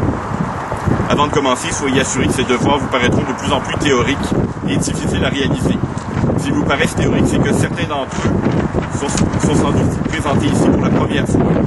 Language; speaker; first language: French; native; French